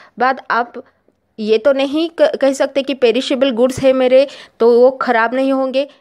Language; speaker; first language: Hindi; non-native, local second language; Marathi